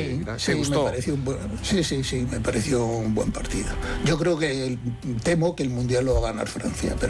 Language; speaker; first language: Spanish; native; Spanish